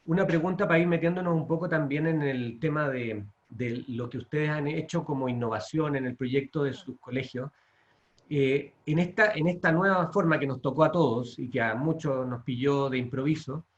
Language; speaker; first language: Spanish; native; Spanish